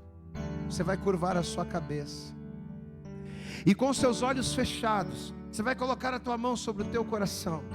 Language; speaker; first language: Portuguese; native; Portuguese